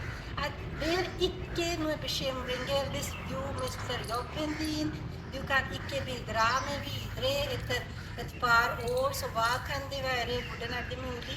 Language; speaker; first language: Norwegian; non-native, fluent; Urdu